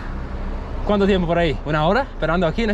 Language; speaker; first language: Spanish; non-native, fluent; English